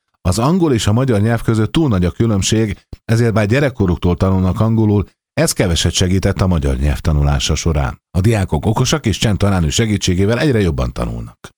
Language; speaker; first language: Hungarian; native; Hungarian